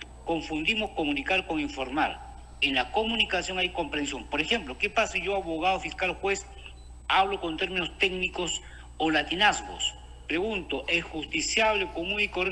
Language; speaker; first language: Spanish; native; Spanish